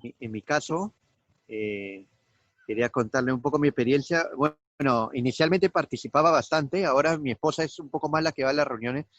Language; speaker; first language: Spanish; native; Spanish